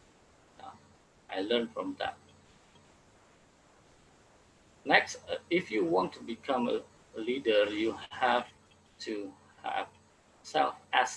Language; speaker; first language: English; non-native, fluent; Indonesian